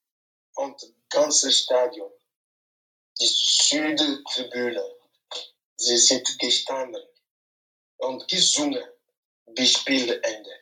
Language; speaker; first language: German; non-native, fluent; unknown